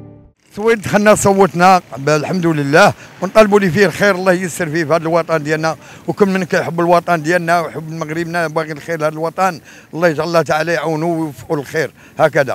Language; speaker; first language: Arabic; native; Arabic